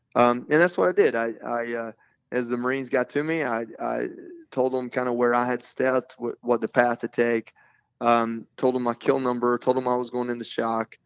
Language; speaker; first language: English; native; English